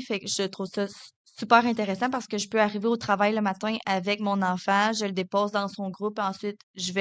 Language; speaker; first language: French; native; French